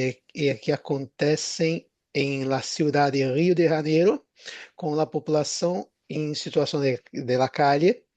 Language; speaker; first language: Spanish; non-native, fluent; Portuguese